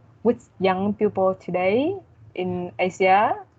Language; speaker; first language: English; non-native, learner; Vietnamese